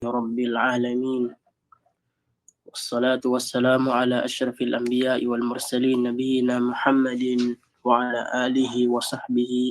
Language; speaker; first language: Arabic; non-native, fluent; Filipino